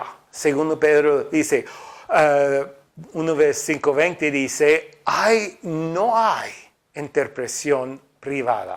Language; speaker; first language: Spanish; non-native, fluent; English